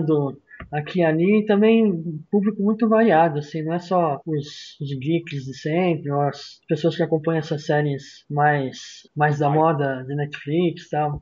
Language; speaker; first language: Portuguese; native; Portuguese